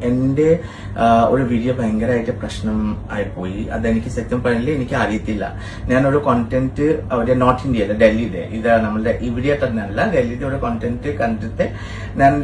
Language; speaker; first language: Malayalam; non-native, local second language; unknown